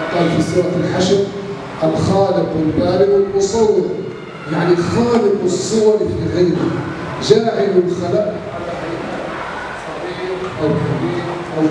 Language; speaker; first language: Arabic; native; Arabic